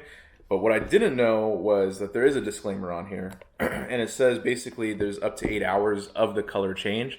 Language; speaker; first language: English; native; English